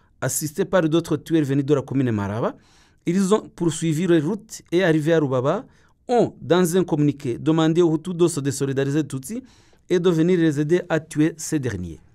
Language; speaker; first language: French; non-native, local second language; Kinyarwanda